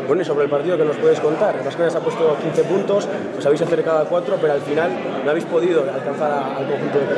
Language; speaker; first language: Spanish; native; Spanish